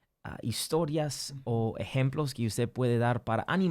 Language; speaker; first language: Spanish; early bilingual, heritage; English